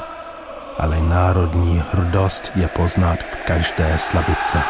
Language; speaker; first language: Czech; native; Czech